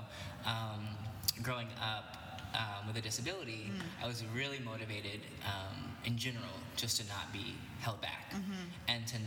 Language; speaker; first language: English; native; English